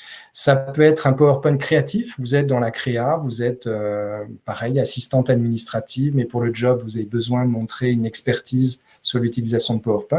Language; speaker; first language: French; native; French